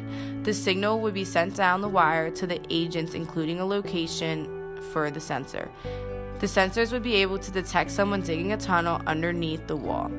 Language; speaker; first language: English; native; English